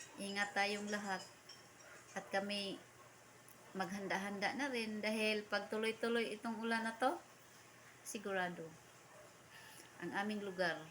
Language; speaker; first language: Filipino; non-native, local second language; Cebuano